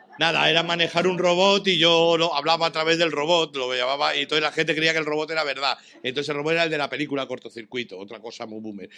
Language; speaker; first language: Spanish; native; Spanish